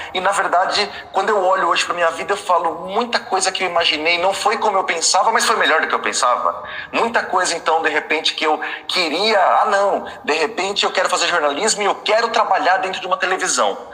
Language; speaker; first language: Portuguese; native; Portuguese